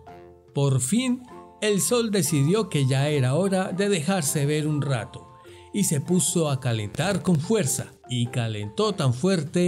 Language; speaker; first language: Spanish; native; Spanish